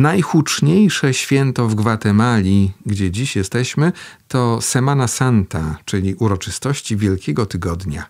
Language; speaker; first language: Polish; native; Polish